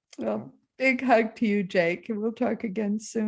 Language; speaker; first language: English; native; English